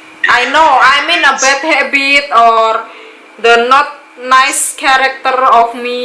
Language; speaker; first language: English; non-native, local second language; Indonesian